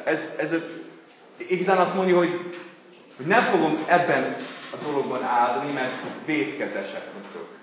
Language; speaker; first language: Hungarian; non-native, fluent; English